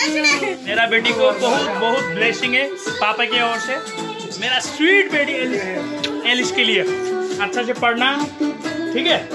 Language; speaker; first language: Hindi; non-native, local second language; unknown